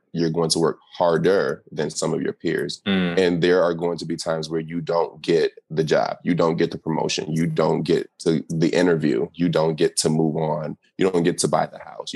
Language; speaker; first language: English; native; English